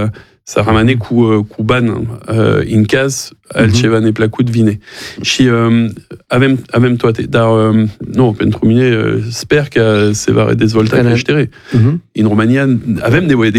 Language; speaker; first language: Romanian; non-native, fluent; French